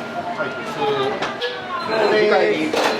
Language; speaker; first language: Japanese; native; Japanese